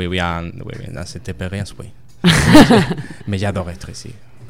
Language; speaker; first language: French; non-native, learner; Spanish